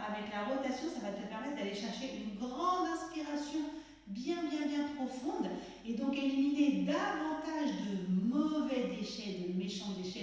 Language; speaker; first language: French; native; French